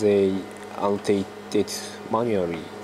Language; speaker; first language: English; non-native, learner; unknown